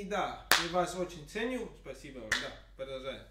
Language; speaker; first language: Russian; non-native, learner; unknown